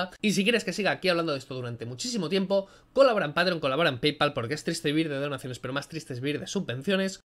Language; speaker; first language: Spanish; native; Spanish